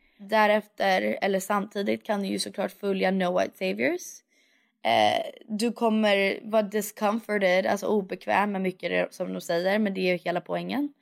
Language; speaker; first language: Swedish; early bilingual, heritage; Swedish